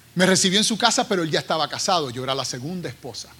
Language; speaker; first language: Spanish; native; Spanish